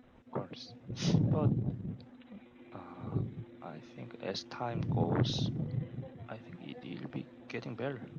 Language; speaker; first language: English; non-native, learner; Korean